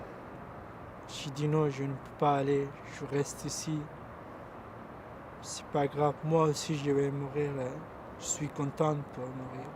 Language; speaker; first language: French; non-native, learner; Pashto